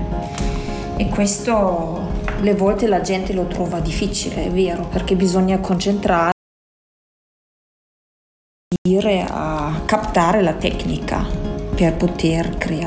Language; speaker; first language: Italian; non-native, fluent; German